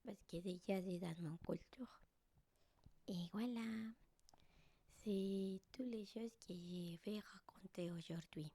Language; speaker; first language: French; non-native, learner; Spanish